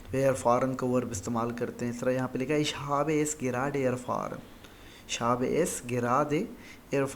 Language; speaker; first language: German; non-native, fluent; Urdu